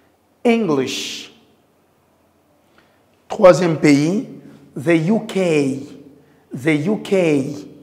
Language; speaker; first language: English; non-native, fluent; Lingala